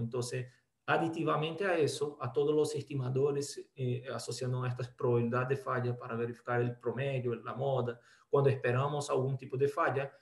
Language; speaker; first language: Spanish; non-native, fluent; Portuguese